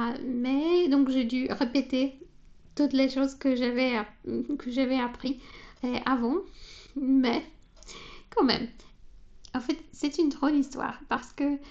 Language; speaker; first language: French; non-native, fluent; Polish